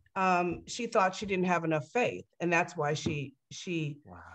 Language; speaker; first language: English; native; English